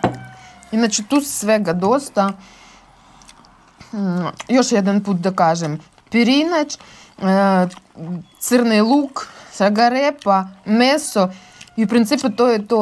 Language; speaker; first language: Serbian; non-native, learner; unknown